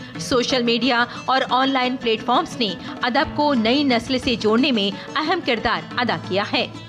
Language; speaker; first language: Urdu; native; Urdu